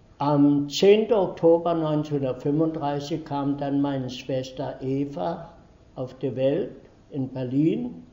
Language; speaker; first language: German; early bilingual, heritage; German